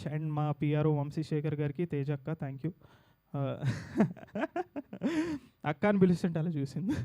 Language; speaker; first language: Telugu; native; Telugu